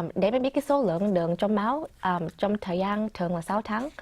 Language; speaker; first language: Vietnamese; early bilingual, other home language; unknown